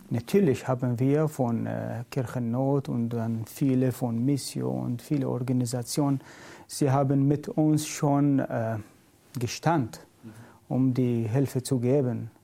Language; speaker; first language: German; non-native, learner; Syriac